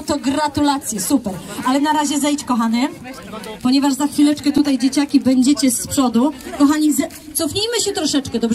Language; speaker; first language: Polish; native; Polish